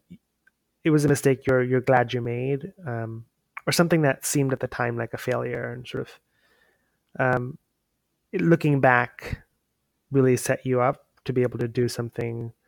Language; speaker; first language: English; non-native, local second language; Hindi